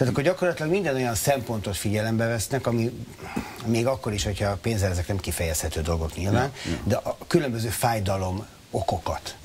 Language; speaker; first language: Hungarian; native; Hungarian